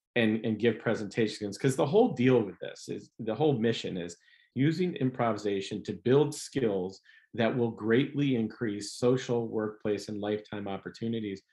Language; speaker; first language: English; native; English